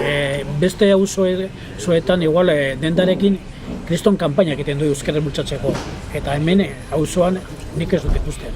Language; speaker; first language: Basque; non-native, local second language; Spanish